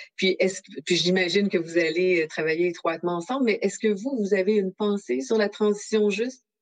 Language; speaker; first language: French; native; French